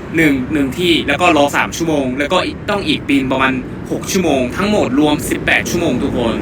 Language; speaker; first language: Thai; non-native, fluent; Korean